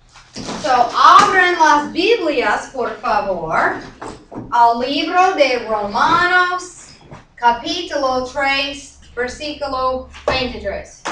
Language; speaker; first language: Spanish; non-native, fluent; English